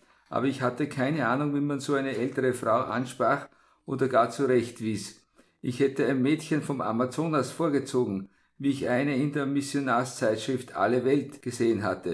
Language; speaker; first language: German; native; German